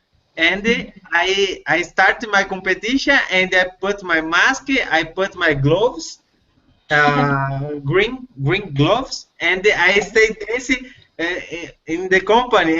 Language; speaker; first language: English; non-native, learner; Portuguese